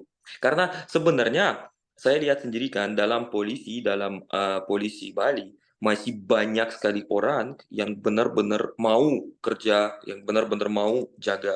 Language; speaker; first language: Indonesian; non-native, fluent; Russian